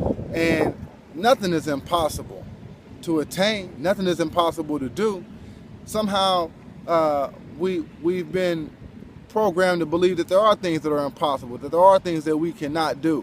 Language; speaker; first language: English; native; English